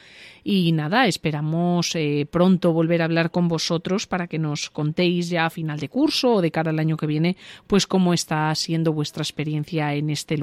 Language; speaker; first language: Spanish; native; Spanish